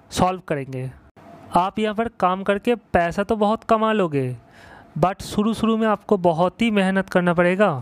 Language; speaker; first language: Hindi; non-native, local second language; Bangla